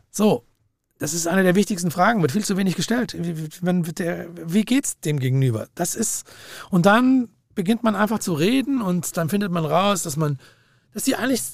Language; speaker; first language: German; native; German